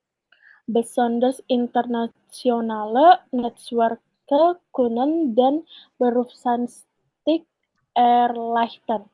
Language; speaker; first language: German; non-native, learner; Indonesian